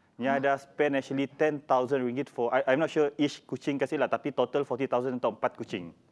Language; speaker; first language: Malay; native; Malay